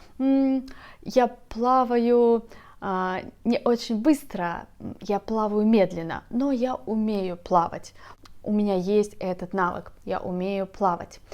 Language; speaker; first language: Russian; native; Russian